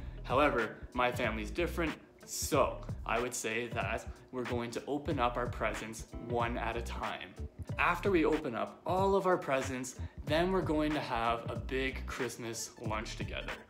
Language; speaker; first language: English; native; English